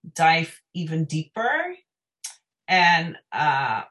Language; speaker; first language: English; non-native, fluent; Dutch